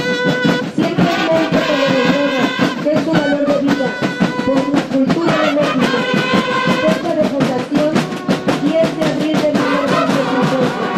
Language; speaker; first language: Spanish; native; Spanish